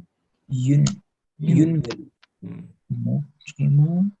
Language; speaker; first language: French; non-native, learner; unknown